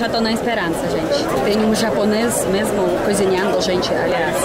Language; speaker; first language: Portuguese; non-native, fluent; Russian